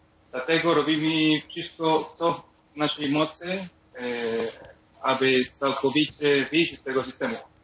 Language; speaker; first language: Polish; non-native, learner; Spanish